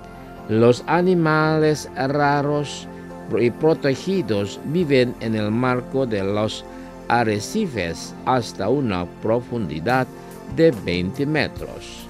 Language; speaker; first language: Spanish; non-native, fluent; Indonesian